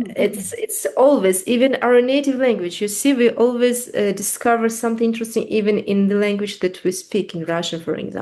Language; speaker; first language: English; non-native, fluent; Russian